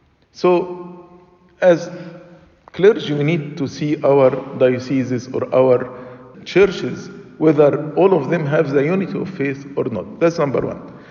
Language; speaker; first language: English; non-native, fluent; Arabic